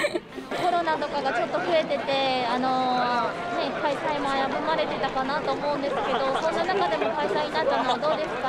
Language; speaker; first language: Japanese; native; Japanese